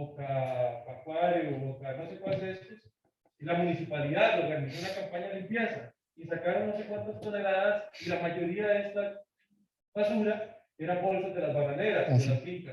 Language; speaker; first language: Spanish; native; Spanish